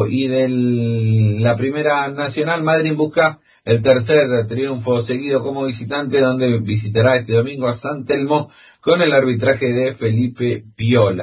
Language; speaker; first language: Spanish; native; Spanish